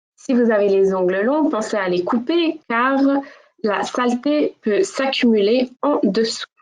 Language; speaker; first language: French; native; French